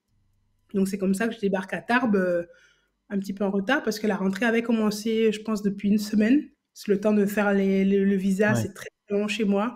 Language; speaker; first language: French; native; French